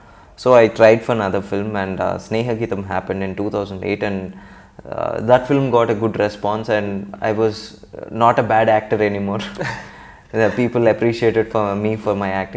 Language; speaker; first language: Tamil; non-native, local second language; Telugu